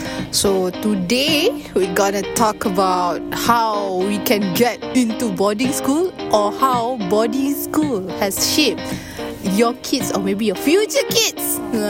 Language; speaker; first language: English; non-native, local second language; Malay